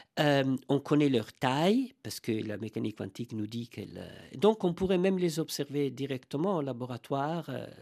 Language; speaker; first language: French; non-native, fluent; Italian